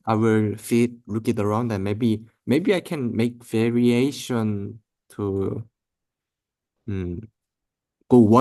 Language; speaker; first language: English; non-native, learner; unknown